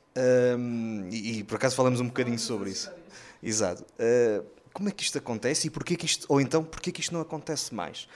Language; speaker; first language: Portuguese; native; Portuguese